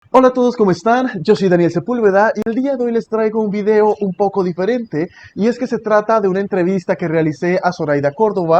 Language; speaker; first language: Spanish; native; Spanish